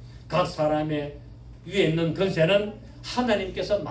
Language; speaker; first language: Korean; native; Korean